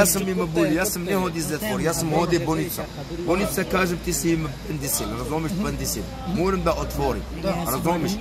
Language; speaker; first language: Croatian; non-native, learner; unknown